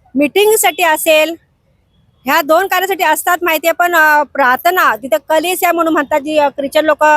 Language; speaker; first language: Marathi; native; Marathi